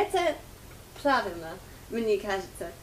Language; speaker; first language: Russian; non-native, fluent; English